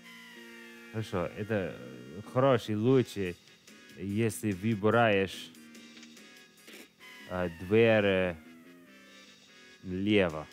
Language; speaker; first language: Russian; non-native, learner; English